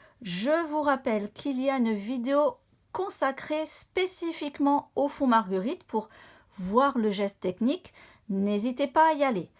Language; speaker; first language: French; native; French